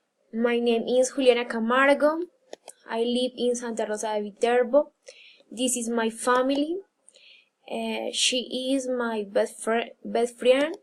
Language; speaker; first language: English; non-native, learner; Spanish